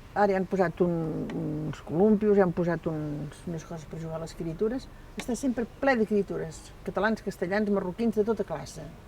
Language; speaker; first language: Catalan; native; Catalan